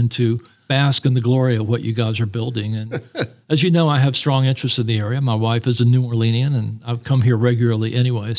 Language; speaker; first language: English; native; English